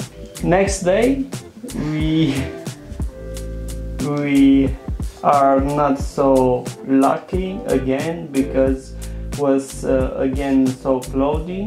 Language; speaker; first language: English; non-native, learner; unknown